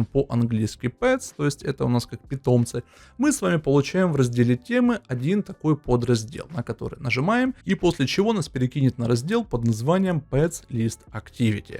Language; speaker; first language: Russian; native; Russian